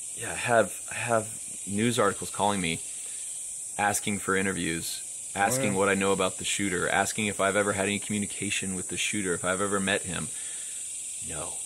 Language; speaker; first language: English; native; English